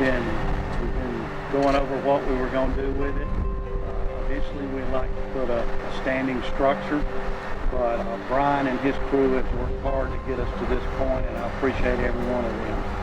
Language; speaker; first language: English; native; English